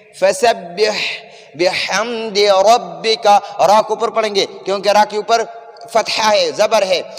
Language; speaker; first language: Urdu; non-native, local second language; Pashto